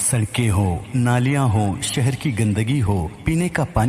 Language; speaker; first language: Urdu; native; Urdu